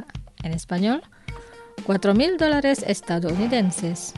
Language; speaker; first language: Spanish; non-native, fluent; Indonesian